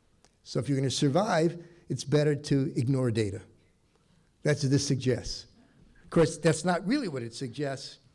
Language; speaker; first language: English; native; English